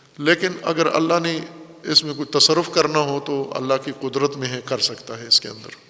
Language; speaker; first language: Urdu; native; Urdu